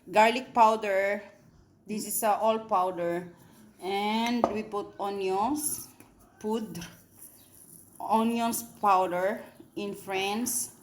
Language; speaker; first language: English; non-native, local second language; Cebuano